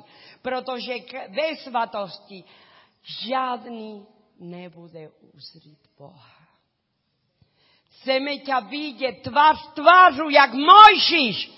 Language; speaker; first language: Czech; non-native, learner; Spanish